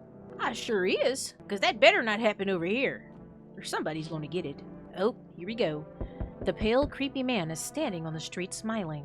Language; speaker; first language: English; native; English